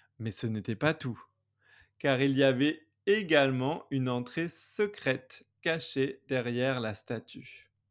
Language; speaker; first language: French; native; French